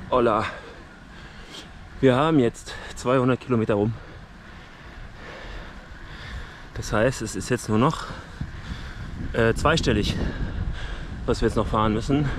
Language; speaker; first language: German; native; German